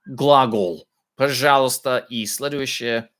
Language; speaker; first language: Russian; non-native, learner; English